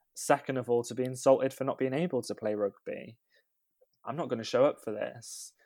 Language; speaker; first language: English; native; English